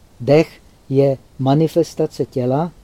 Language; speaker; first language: Czech; native; Czech